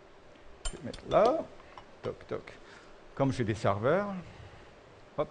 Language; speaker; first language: French; non-native, fluent; Chinese